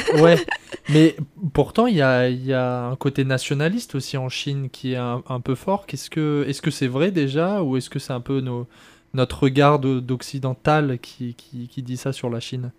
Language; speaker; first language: French; native; French